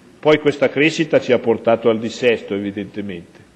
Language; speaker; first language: Italian; native; Italian